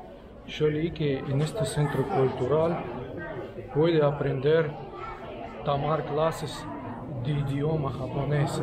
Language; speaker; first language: Spanish; non-native, learner; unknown